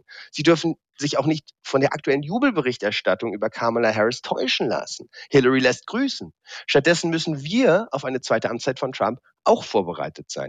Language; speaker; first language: German; native; German